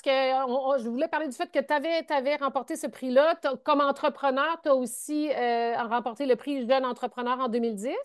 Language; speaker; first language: French; native; French